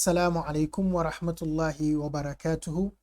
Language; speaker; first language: Arabic; non-native, fluent; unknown